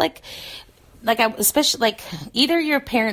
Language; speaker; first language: English; native; English